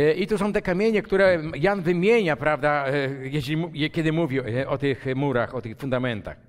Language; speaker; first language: Polish; native; Polish